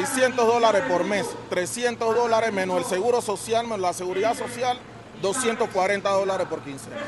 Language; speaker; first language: Spanish; native; Spanish